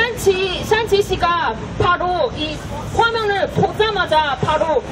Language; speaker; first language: Korean; non-native, fluent; Chinese